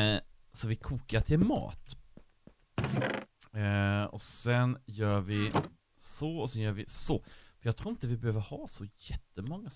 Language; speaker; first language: Swedish; native; Swedish